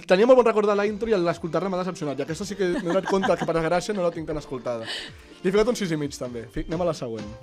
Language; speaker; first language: Catalan; native; Catalan